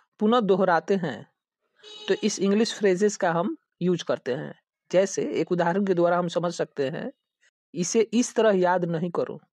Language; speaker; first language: Hindi; native; Hindi